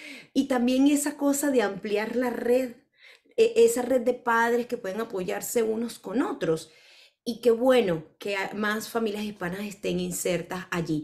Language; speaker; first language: Spanish; native; Spanish